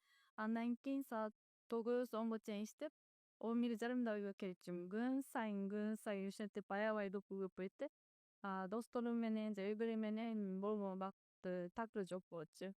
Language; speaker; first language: Kyrgyz; non-native, fluent; Japanese